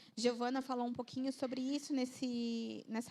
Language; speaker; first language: Portuguese; native; Portuguese